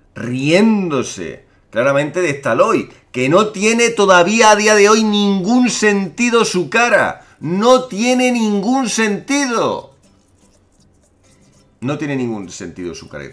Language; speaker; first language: Spanish; native; Spanish